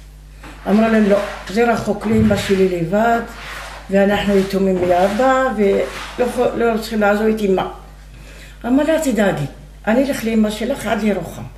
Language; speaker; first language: Hebrew; non-native, fluent; Arabic